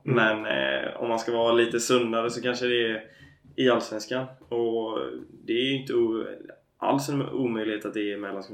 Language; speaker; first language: Swedish; native; Swedish